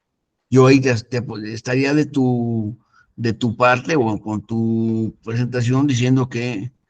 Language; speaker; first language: Spanish; native; Spanish